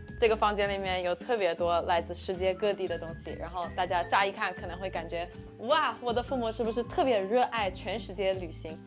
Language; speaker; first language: Chinese; non-native, fluent; English